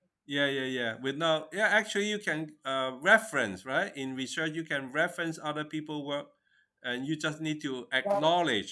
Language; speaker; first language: English; non-native, fluent; Chinese